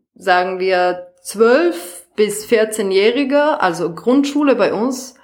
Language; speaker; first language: German; non-native, fluent; Serbian